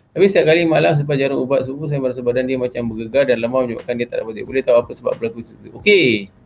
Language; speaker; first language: Malay; native; Malay